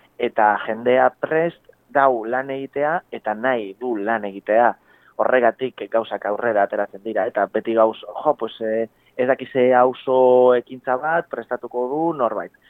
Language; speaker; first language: Basque; non-native, fluent; Galician